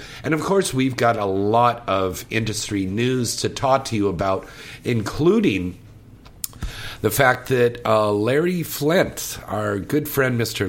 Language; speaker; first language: English; native; English